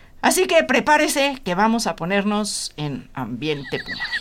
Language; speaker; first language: Spanish; native; Spanish